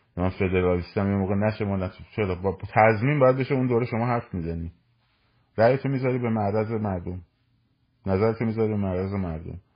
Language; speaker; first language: Persian; native; Persian